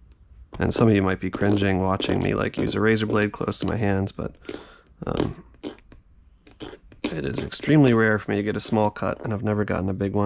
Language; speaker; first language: English; native; English